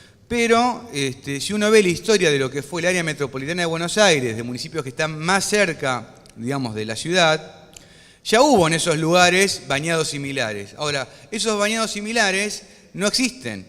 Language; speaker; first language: Spanish; native; Spanish